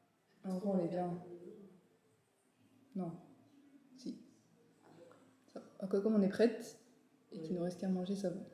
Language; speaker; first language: French; native; French